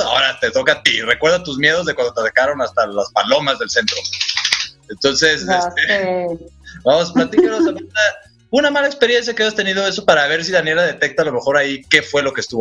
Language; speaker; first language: Spanish; native; Spanish